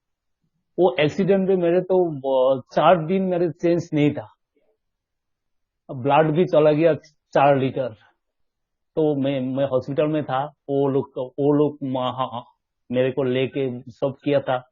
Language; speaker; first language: Hindi; non-native, local second language; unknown